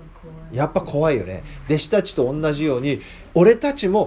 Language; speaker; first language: Japanese; native; Japanese